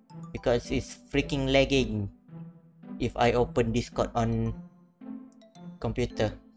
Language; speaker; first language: English; non-native, local second language; Malay